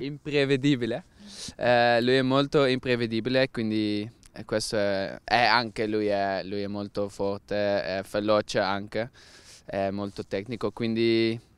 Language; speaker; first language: Italian; non-native, learner; Dutch